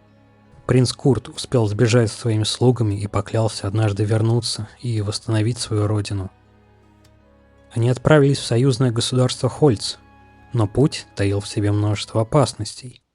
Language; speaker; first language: Russian; native; Russian